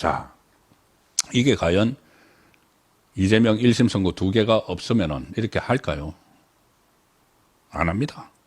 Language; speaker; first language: Korean; native; Korean